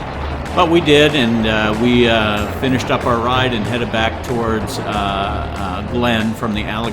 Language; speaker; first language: English; native; English